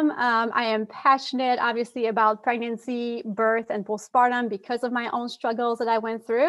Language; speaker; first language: English; non-native, fluent; French